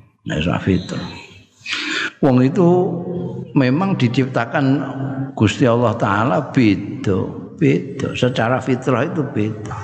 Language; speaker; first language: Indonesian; non-native, local second language; Javanese